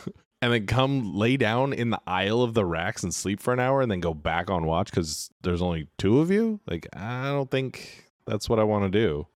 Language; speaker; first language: English; native; English